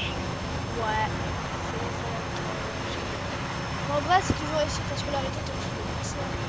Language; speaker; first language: French; native; French